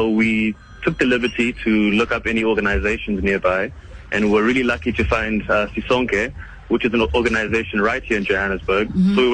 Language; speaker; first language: English; non-native, local second language; Kinyarwanda